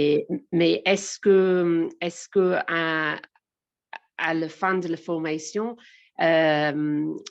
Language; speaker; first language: French; non-native, learner; English